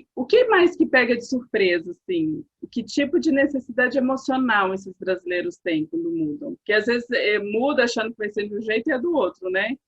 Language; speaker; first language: Portuguese; native; Portuguese